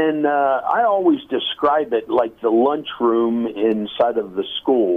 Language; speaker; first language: English; native; English